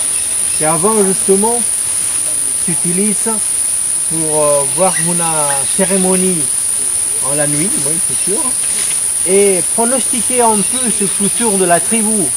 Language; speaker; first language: French; non-native, fluent; Spanish